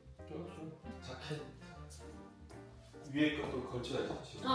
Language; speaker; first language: Korean; native; Korean